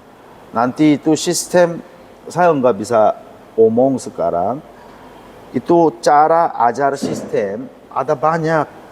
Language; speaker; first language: Indonesian; non-native, learner; Korean